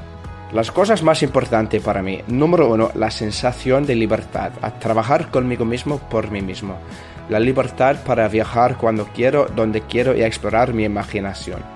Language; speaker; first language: Spanish; non-native, learner; English